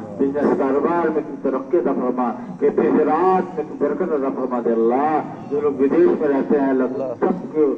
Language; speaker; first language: Urdu; native; Urdu